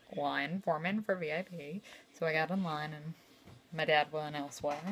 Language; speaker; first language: English; native; English